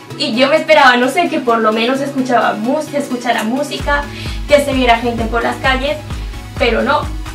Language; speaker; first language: Spanish; native; Spanish